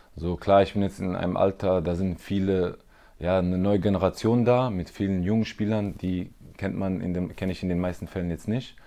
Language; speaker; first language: German; native; German